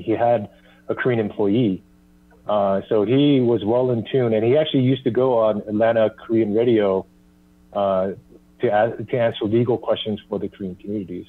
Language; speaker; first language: English; early bilingual, other home language; Korean